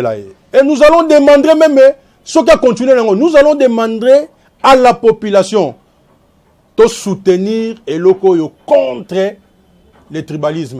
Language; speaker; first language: French; non-native, local second language; Lingala